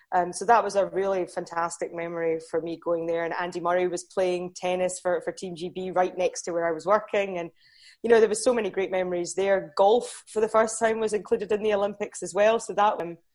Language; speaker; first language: English; native; English